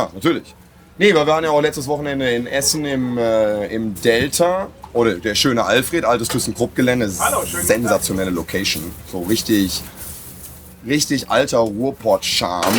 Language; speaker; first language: German; native; German